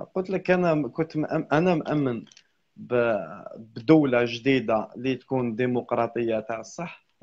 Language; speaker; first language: Arabic; native; Arabic